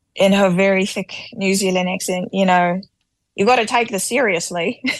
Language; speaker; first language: English; native; English